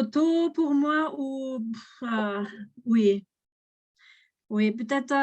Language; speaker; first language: French; non-native, learner; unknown